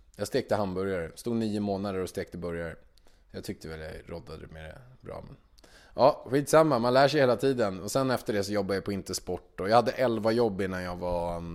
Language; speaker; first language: Swedish; early bilingual, other home language; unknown